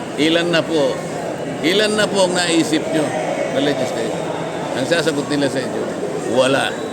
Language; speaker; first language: Filipino; native; Filipino